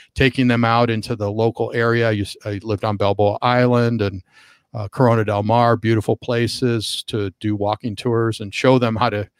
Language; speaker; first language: English; native; English